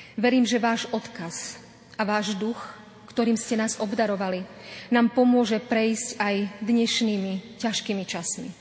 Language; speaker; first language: Slovak; native; Slovak